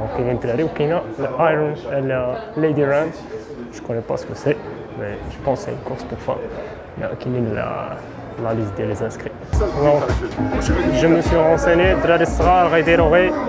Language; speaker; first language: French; non-native, local second language; Arabic